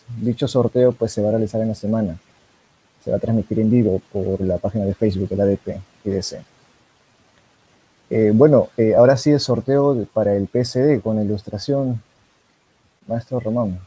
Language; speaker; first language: Spanish; native; Spanish